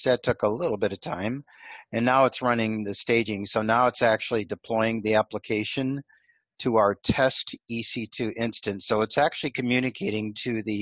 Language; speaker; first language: English; native; English